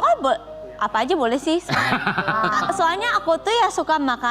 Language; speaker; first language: Indonesian; non-native, fluent; Japanese